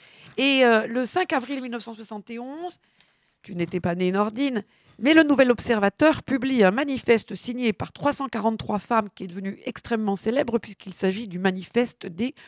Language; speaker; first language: French; native; French